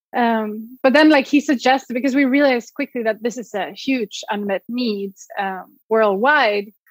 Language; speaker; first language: English; non-native, fluent; Swedish